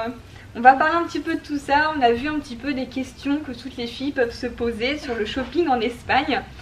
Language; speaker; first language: French; native; French